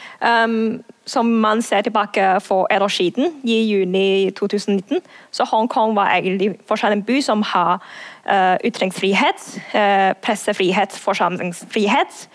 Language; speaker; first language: Norwegian; non-native, fluent; Cantonese